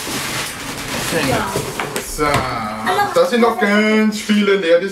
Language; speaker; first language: German; native; German